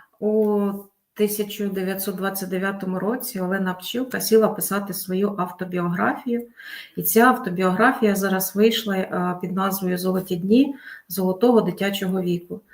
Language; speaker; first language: Ukrainian; native; Ukrainian